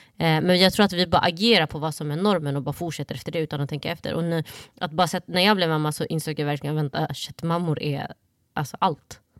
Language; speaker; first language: Swedish; early bilingual, other home language; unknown